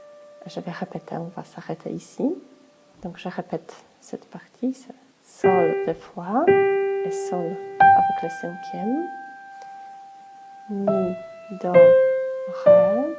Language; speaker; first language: French; non-native, fluent; Polish